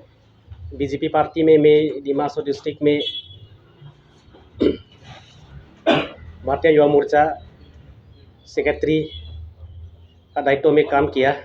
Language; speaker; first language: Hindi; non-native, local second language; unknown